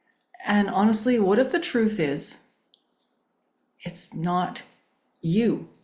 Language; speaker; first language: English; native; English